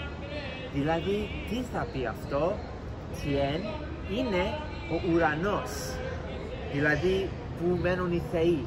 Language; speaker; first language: Greek; early bilingual, heritage; English